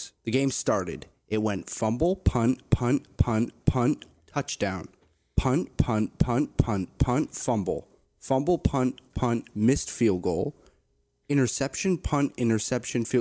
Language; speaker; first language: English; native; English